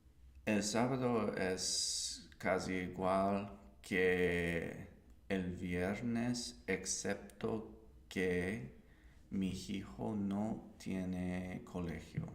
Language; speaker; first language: Spanish; non-native, learner; English